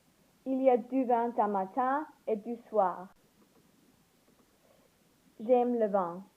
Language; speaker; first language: French; non-native, learner; English